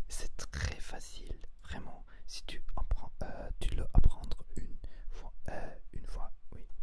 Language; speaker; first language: French; non-native, learner; Spanish